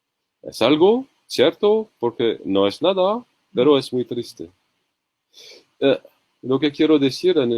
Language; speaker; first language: Spanish; non-native, learner; French